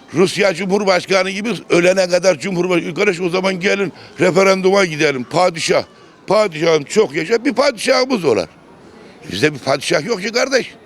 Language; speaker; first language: Turkish; native; Turkish